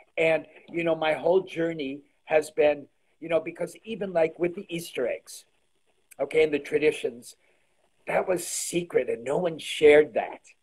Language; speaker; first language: English; early bilingual, other home language; Polish